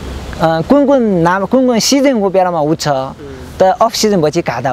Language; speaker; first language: Nepali; non-native, learner; Chinese